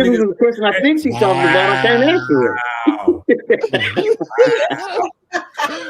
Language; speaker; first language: English; native; English